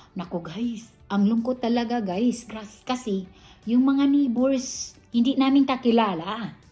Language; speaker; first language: Filipino; non-native, local second language; Cebuano